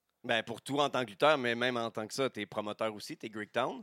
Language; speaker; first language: French; native; French